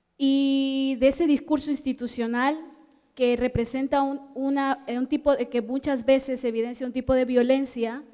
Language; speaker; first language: Spanish; native; Spanish